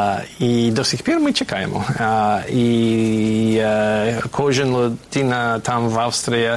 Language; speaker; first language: Ukrainian; non-native, fluent; English